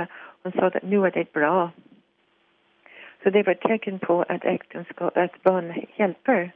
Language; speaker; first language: Swedish; non-native, fluent; English